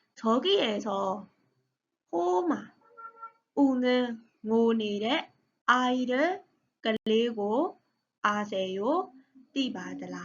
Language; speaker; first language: Korean; non-native, learner; Burmese